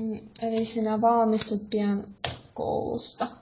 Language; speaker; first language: Finnish; non-native, fluent; Russian